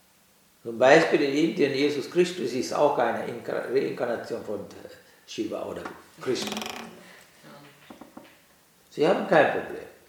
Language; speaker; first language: German; non-native, learner; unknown